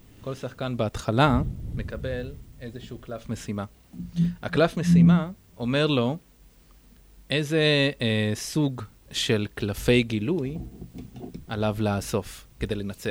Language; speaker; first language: Hebrew; native; Hebrew